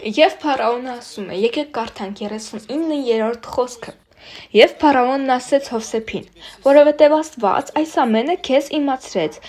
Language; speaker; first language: Armenian; non-native, local second language; Russian